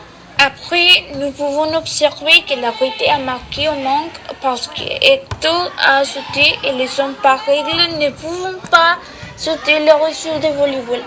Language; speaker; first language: French; non-native, learner; Spanish